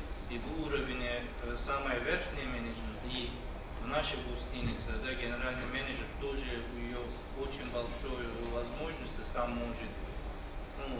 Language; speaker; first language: Russian; non-native, fluent; Turkish